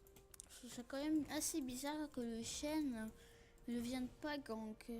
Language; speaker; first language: French; native; French